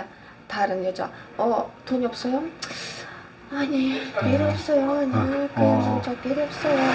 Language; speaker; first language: Korean; non-native, learner; Ukrainian